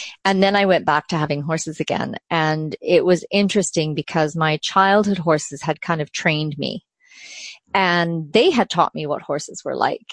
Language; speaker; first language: English; native; English